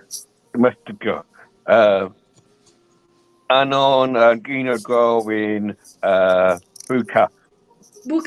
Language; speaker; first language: Filipino; non-native, learner; English